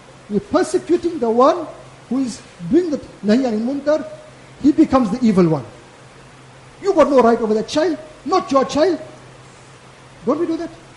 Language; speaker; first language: English; native; English